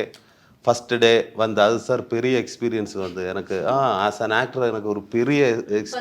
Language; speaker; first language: Tamil; non-native, learner; Malayalam